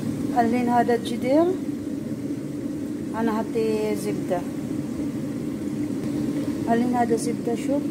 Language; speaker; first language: Arabic; non-native, learner; Filipino